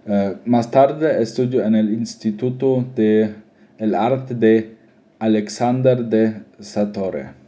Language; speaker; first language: Spanish; non-native, learner; German